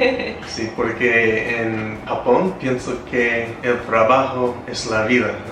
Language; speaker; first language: Spanish; non-native, fluent; English